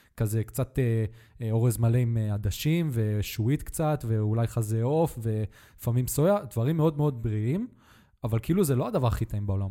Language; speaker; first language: Hebrew; native; Hebrew